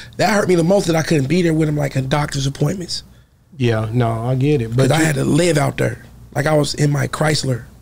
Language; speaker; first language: English; native; English